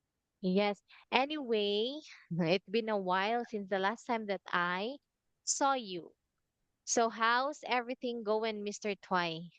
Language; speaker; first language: English; non-native, fluent; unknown